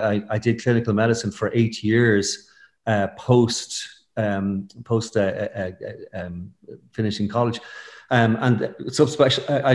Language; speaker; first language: English; native; English